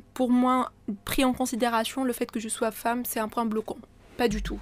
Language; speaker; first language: French; non-native, local second language; Arabic